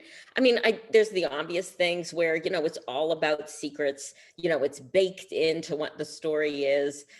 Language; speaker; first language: English; native; English